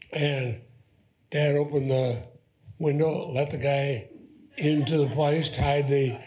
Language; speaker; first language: English; native; English